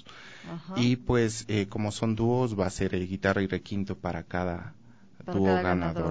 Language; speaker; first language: Spanish; native; Spanish